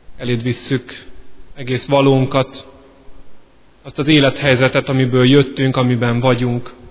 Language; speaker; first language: Hungarian; native; Hungarian